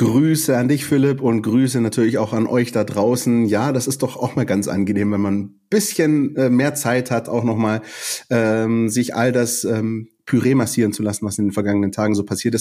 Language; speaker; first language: German; native; German